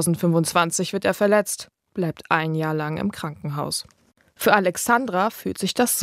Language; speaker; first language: German; native; German